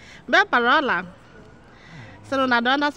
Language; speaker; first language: Italian; non-native, learner; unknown